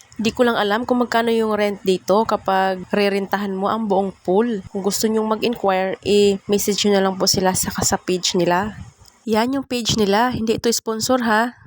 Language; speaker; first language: Filipino; non-native, local second language; Cebuano